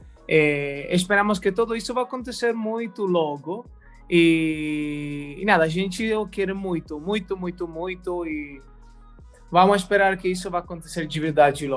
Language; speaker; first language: Portuguese; non-native, learner; Italian